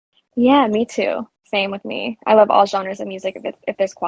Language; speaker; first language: English; native; English